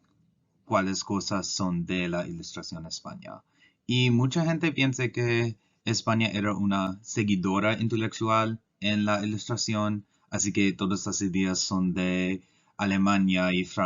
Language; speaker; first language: Spanish; non-native, learner; English